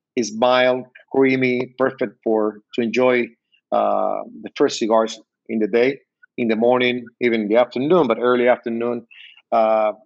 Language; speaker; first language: English; non-native, learner; Spanish